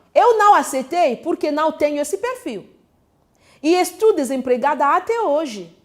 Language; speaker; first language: Portuguese; non-native, fluent; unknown